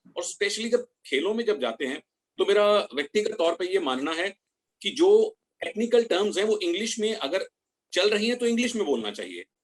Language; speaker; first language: Hindi; native; Hindi